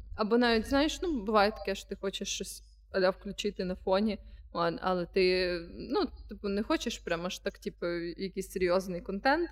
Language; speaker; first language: Ukrainian; non-native, local second language; Russian